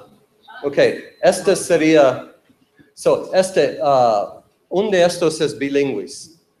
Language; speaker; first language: Spanish; non-native, learner; English